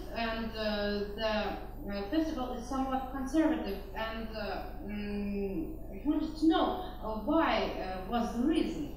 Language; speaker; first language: English; non-native, learner; Russian